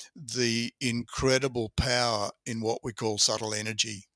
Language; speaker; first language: English; native; English